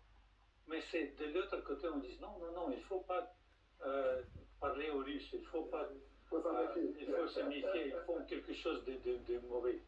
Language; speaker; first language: French; non-native, fluent; Russian